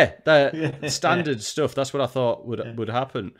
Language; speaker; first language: English; native; English